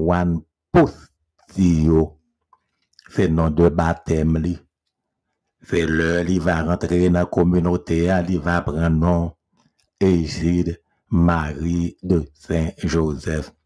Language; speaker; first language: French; non-native, local second language; Haitian Creole